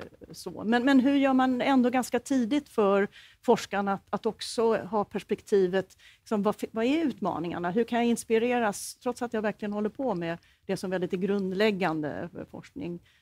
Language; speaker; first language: Swedish; native; Swedish